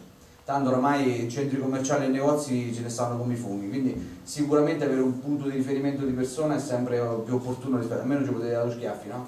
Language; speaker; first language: Italian; native; Italian